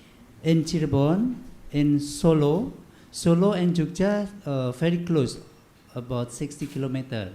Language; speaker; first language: English; non-native, learner; Indonesian